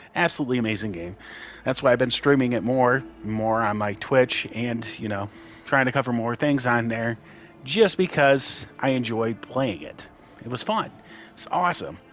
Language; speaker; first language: English; native; English